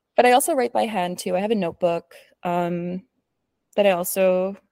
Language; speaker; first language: English; early bilingual, other home language; Spanish